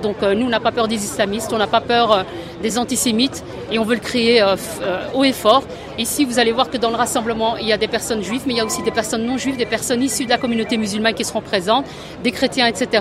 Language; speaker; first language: French; native; French